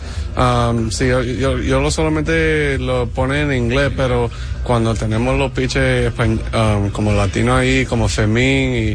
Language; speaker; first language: Spanish; early bilingual, heritage; English